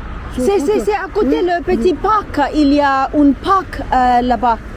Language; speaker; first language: French; non-native, learner; Zulu